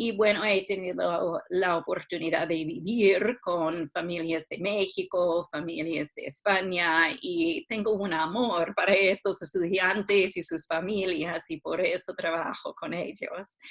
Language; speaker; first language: Spanish; non-native, fluent; English